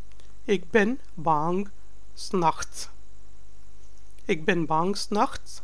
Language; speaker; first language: Dutch; non-native, learner; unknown